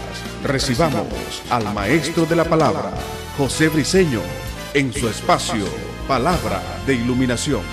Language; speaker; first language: Spanish; native; Spanish